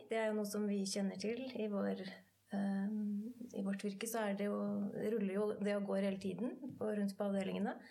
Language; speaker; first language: Norwegian; native; Norwegian